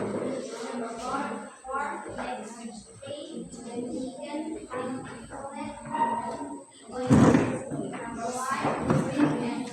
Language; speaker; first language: English; non-native, learner; Indonesian